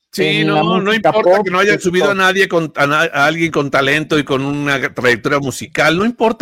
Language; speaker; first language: Spanish; native; Spanish